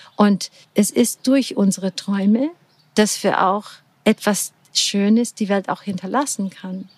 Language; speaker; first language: German; non-native, fluent; English